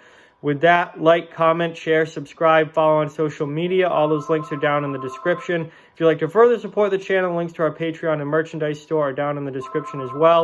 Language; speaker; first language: English; native; English